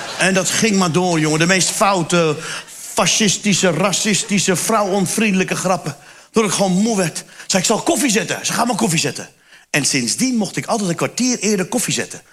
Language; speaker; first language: Dutch; early bilingual, other home language; Turkish